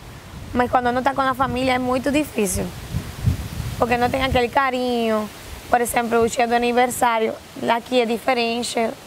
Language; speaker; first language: Portuguese; non-native, fluent; Spanish